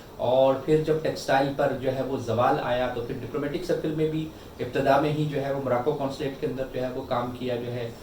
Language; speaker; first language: Urdu; non-native, local second language; Northern Hindko